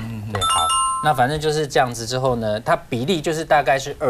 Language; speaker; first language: Chinese; native; Chinese